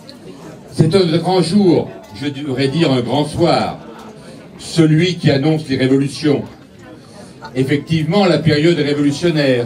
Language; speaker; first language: French; native; French